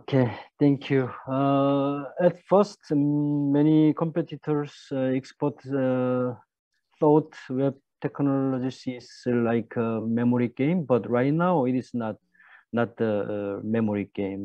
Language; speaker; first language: English; non-native, learner; Korean